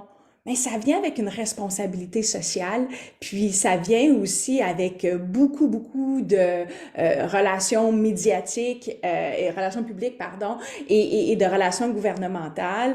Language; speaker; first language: French; native; French